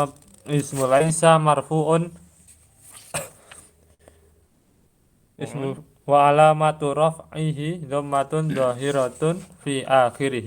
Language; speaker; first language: Arabic; non-native, learner; Indonesian